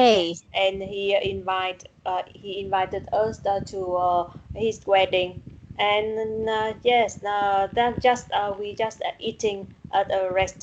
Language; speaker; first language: English; non-native, learner; Vietnamese